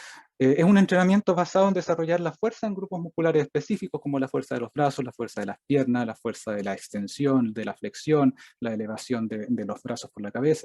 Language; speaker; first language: Spanish; native; Spanish